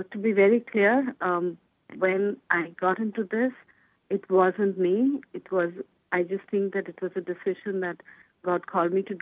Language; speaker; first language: English; non-native, local second language; Bangla